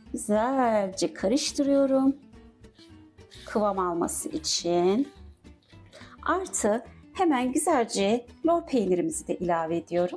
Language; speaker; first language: Turkish; native; Turkish